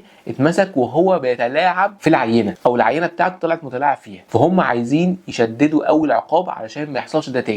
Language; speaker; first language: Arabic; native; Arabic